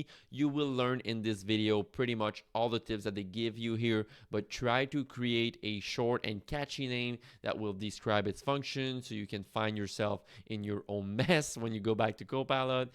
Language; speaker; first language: English; non-native, fluent; French